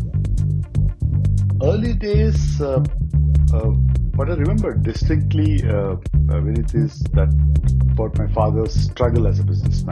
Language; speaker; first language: English; non-native, local second language; Kannada